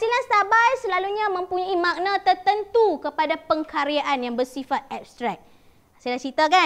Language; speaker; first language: Malay; native; Malay